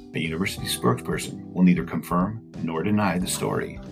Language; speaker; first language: English; native; English